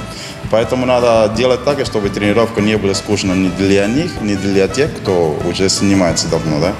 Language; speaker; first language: Russian; non-native, fluent; Spanish